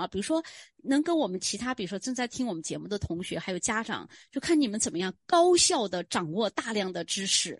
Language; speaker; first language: Chinese; native; Chinese